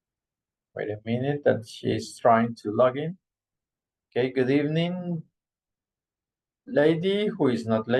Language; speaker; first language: English; non-native, fluent; Spanish